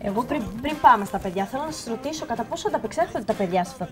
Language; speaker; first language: Greek; native; Greek